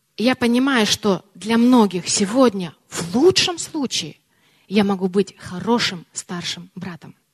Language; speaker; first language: Russian; early bilingual, heritage; Russian